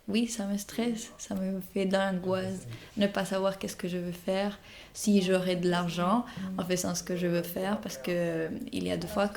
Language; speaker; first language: French; non-native, fluent; Spanish